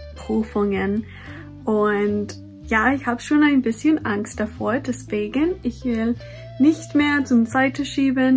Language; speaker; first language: German; non-native, fluent; English